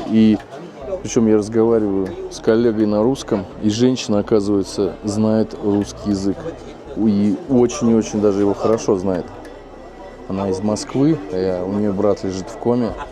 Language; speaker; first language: Russian; native; Russian